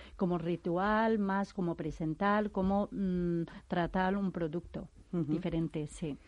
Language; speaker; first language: Spanish; non-native, fluent; Chinese